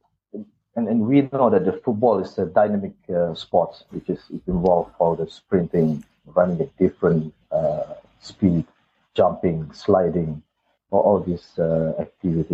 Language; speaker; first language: English; non-native, local second language; Malay